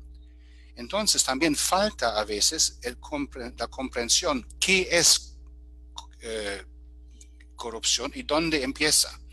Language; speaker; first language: Spanish; non-native, fluent; German